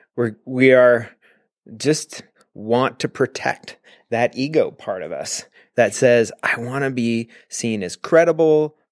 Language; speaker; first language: English; native; English